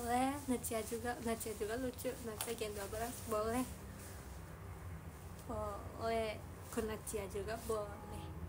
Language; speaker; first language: Indonesian; non-native, learner; Japanese